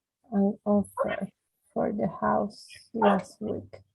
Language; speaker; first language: English; non-native, learner; Portuguese